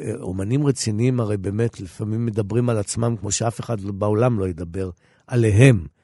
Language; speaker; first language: Hebrew; native; Hebrew